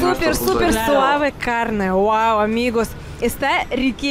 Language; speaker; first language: Spanish; non-native, fluent; Russian